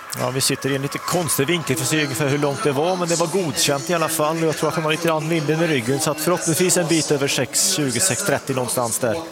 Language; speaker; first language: Swedish; native; Swedish